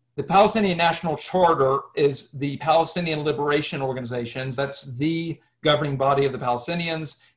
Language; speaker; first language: English; native; English